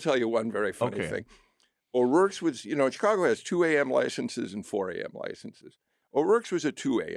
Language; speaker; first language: English; native; English